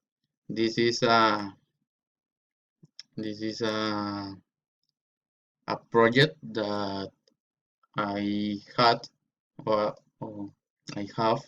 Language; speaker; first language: English; non-native, learner; Spanish